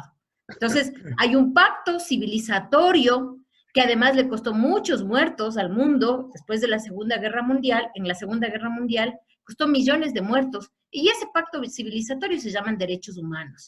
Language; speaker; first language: Spanish; native; Spanish